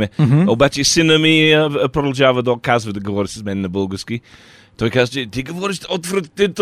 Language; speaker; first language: Bulgarian; non-native, learner; English